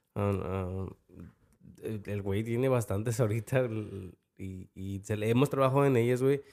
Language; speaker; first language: Spanish; early bilingual, heritage; Spanish